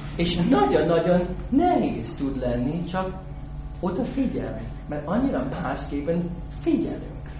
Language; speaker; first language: Hungarian; non-native, fluent; English